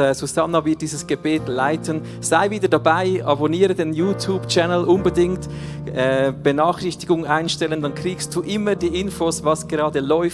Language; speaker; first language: German; native; German